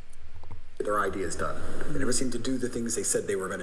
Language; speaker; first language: English; native; English